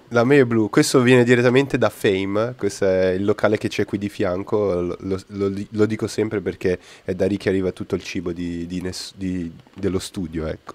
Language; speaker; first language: Italian; non-native, fluent; Portuguese